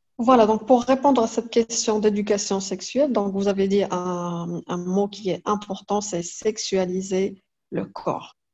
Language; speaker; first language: French; non-native, local second language; Arabic